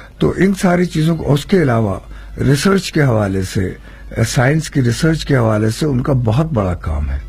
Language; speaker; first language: Urdu; native; Urdu